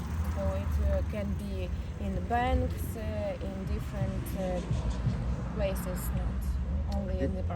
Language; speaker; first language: English; non-native, learner; Ukrainian